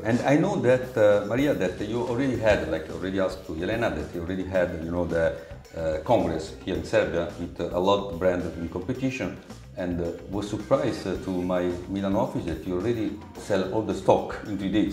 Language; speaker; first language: English; non-native, learner; Italian